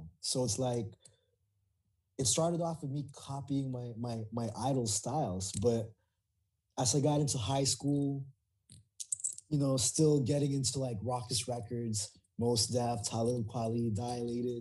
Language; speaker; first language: English; early bilingual, other home language; Filipino